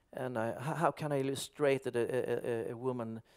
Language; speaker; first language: English; non-native, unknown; Swedish